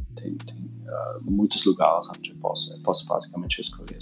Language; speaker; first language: Portuguese; non-native, fluent; German